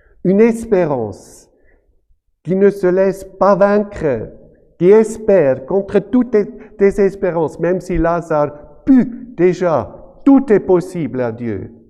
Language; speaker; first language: French; non-native, fluent; German